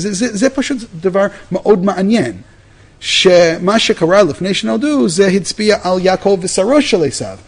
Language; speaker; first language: Hebrew; non-native, fluent; English